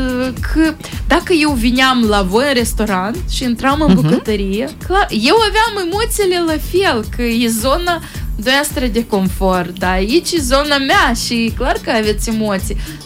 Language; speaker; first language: Romanian; non-native, local second language; Russian